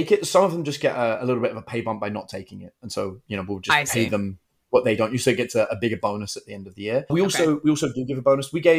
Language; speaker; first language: English; native; English